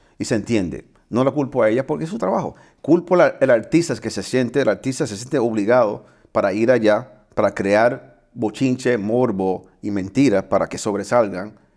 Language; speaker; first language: Spanish; early bilingual, heritage; Spanish